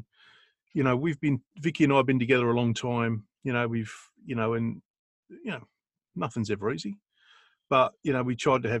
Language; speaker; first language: English; native; English